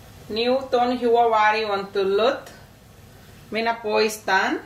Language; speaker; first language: Finnish; non-native, learner; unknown